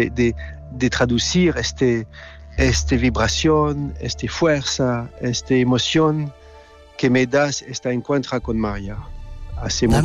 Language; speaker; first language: Spanish; non-native, learner; French